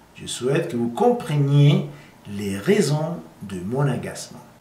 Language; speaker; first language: French; non-native, fluent; Spanish